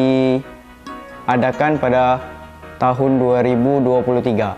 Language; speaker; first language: Indonesian; native; Indonesian